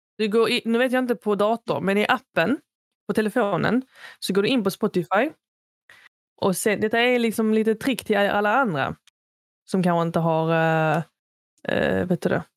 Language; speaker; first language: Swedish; early bilingual, other home language; Arabic